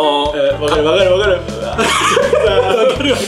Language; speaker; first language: Japanese; native; Japanese